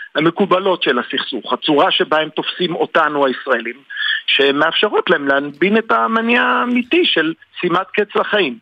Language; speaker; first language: Hebrew; native; Hebrew